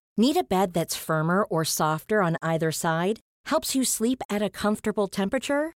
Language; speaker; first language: German; native; German